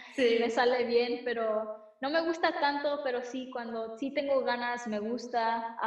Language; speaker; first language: Spanish; early bilingual, heritage; Spanish